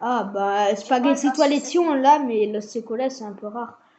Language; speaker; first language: French; native; French